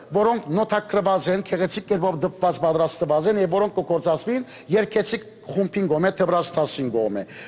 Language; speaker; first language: Armenian; early bilingual, heritage; Armenian